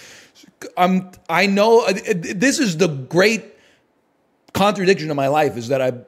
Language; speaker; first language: English; native; English